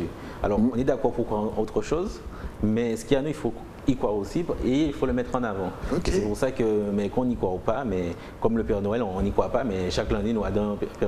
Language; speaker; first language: French; native; French